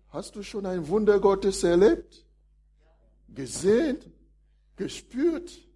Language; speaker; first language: German; non-native, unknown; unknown